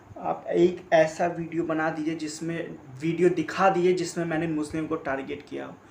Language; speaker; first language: Hindi; native; Hindi